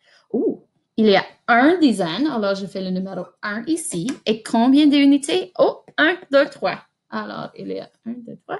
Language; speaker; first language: French; non-native, fluent; English